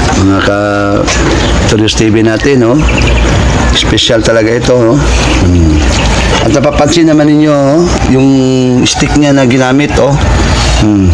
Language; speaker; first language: Filipino; native; Filipino